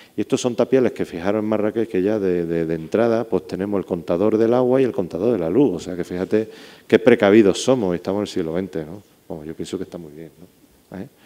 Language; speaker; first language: Spanish; native; Spanish